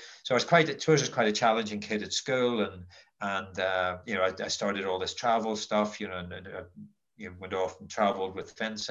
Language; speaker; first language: English; native; English